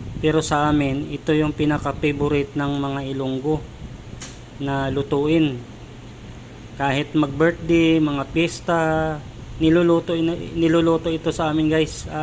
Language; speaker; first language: Filipino; non-native, local second language; Hiligaynon